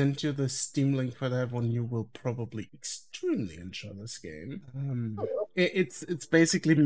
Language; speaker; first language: English; non-native, fluent; German